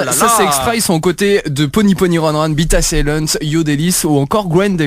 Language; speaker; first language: French; native; French